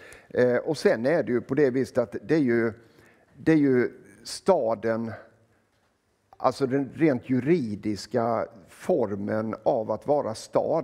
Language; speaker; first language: Swedish; native; Swedish